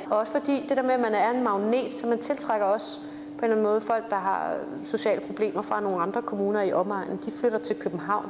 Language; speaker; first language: Danish; native; Danish